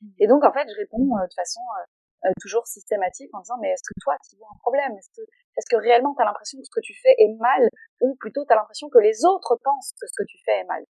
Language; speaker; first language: French; native; French